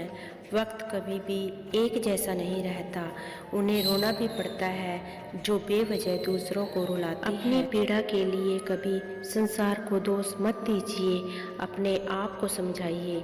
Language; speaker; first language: Hindi; native; Hindi